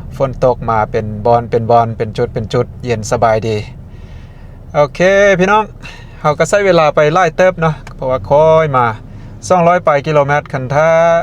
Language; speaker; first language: Lao; native; Lao